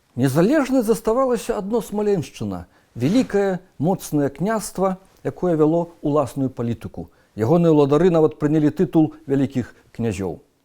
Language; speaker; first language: Belarusian; native; Belarusian